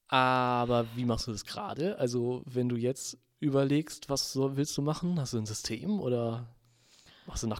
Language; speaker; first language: German; native; German